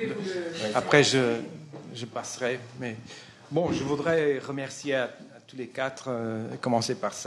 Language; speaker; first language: French; non-native, fluent; Portuguese